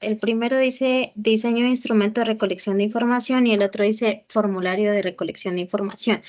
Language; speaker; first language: Spanish; native; Spanish